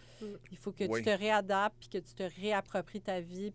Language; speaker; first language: French; native; French